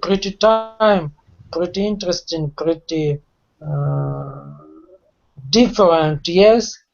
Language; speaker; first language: English; non-native, learner; Russian